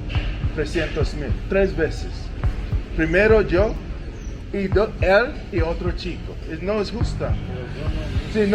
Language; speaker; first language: Spanish; non-native, learner; English